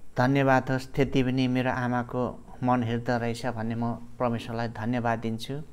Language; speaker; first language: Nepali; non-native, local second language; Limbu